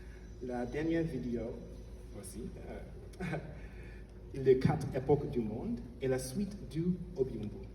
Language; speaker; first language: French; non-native, fluent; English